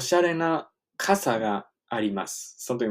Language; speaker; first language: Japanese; non-native, fluent; English